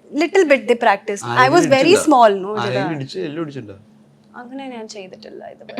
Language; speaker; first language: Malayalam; early bilingual, heritage; Malayalam